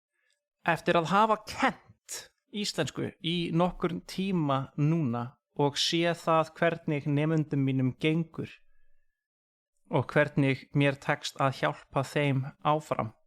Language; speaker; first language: Icelandic; non-native, fluent; English